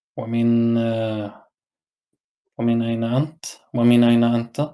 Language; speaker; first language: Arabic; non-native, learner; Norwegian